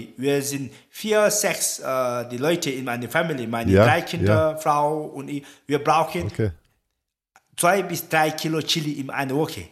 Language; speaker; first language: German; non-native, learner; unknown